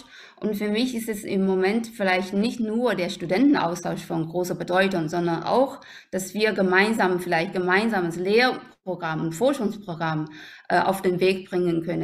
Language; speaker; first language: German; non-native, fluent; Chinese